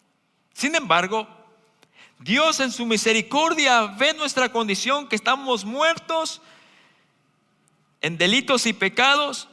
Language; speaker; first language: Spanish; native; Spanish